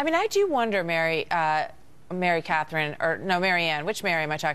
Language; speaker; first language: English; native; English